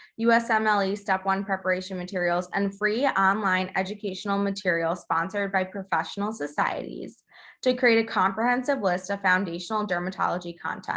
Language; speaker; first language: English; native; English